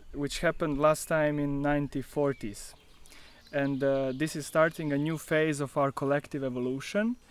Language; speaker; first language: English; non-native, fluent; Croatian